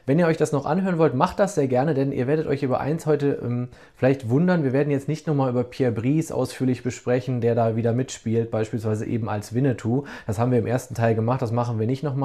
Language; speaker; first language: German; native; German